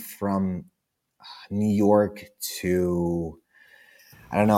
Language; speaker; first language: English; non-native, fluent; Italian